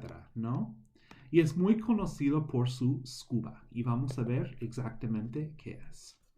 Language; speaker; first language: Spanish; non-native, fluent; English